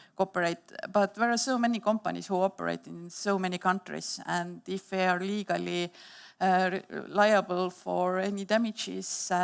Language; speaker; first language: English; non-native, fluent; Estonian